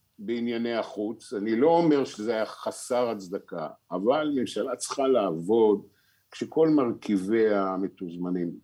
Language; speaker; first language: Hebrew; native; Hebrew